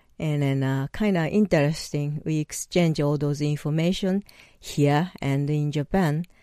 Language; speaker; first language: English; non-native, learner; Japanese